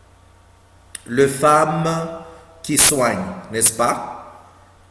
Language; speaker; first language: French; non-native, fluent; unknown